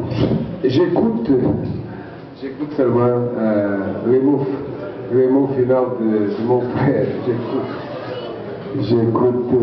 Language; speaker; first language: French; non-native, fluent; Portuguese